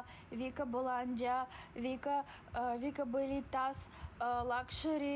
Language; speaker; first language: Indonesian; non-native, learner; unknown